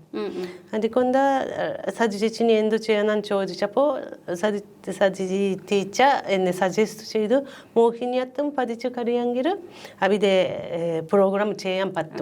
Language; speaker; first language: Malayalam; non-native, learner; Japanese